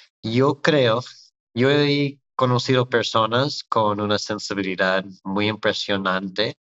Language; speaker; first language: Spanish; non-native, fluent; English